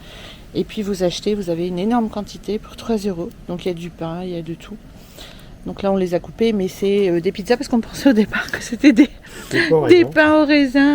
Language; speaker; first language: French; native; French